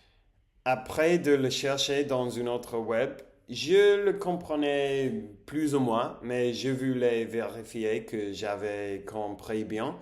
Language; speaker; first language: French; non-native, learner; English